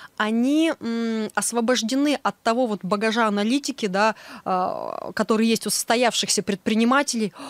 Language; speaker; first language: Russian; native; Russian